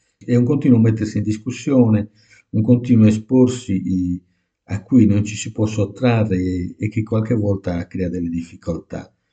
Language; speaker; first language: Italian; native; Italian